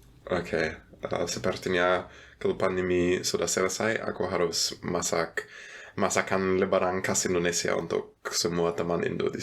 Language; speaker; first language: Indonesian; non-native, fluent; German